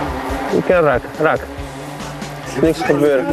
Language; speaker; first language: Dutch; non-native, learner; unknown